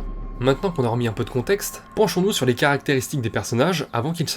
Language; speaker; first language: French; native; French